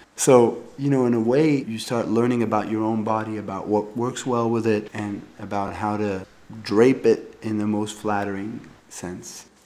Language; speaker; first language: English; native; English